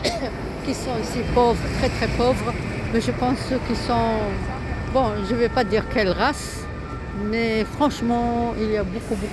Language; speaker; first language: French; non-native, local second language; Arabic